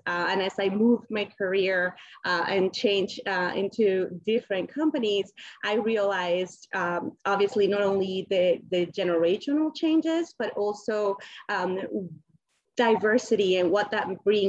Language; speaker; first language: English; non-native, fluent; Spanish